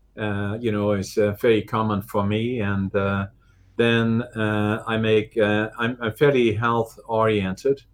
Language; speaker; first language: English; non-native, fluent; Dutch